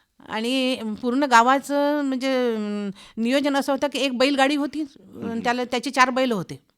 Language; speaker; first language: Marathi; non-native, local second language; Hindi